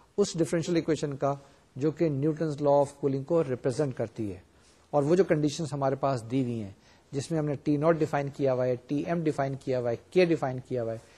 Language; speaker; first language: Urdu; native; Urdu